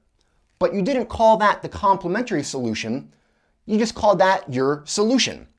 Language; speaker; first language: English; native; English